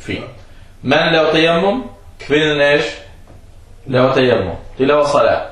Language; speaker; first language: Danish; non-native, fluent; Arabic